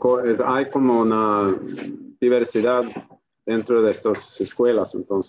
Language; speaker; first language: Spanish; non-native, fluent; Swedish